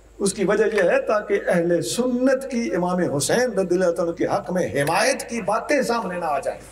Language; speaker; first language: Urdu; non-native, local second language; Punjabi